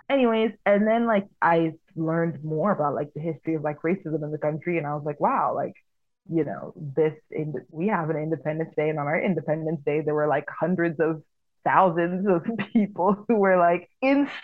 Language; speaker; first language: English; early bilingual, other home language; Igbo